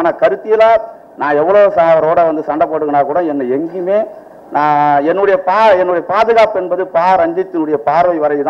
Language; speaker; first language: Tamil; native; Tamil